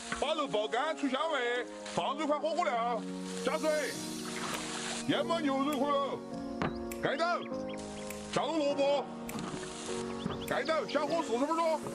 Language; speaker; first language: Chinese; native; Chinese